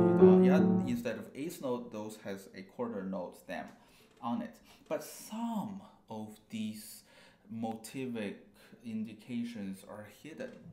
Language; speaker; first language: English; non-native, fluent; Chinese